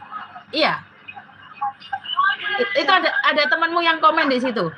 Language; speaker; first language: Indonesian; native; Indonesian